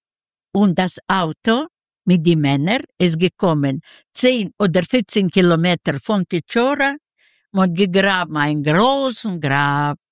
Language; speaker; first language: German; non-native, learner; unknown